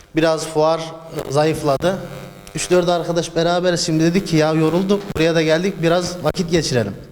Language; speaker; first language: Turkish; native; Turkish